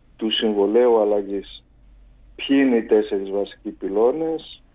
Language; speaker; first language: Greek; native; Greek